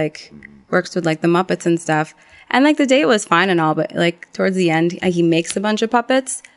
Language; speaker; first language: English; native; English